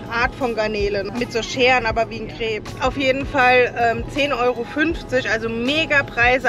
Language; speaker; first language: German; native; German